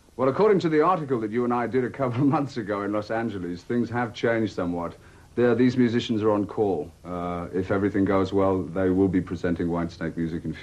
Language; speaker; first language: English; native; English